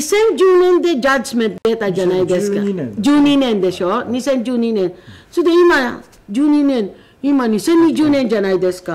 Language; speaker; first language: Japanese; non-native, fluent; Filipino